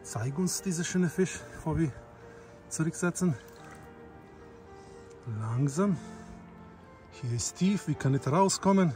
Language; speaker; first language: German; non-native, learner; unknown